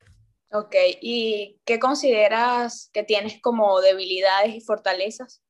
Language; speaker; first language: Spanish; native; Spanish